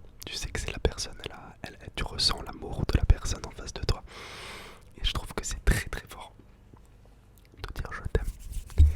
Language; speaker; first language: French; native; French